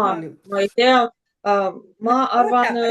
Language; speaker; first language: Estonian; non-native, learner; Russian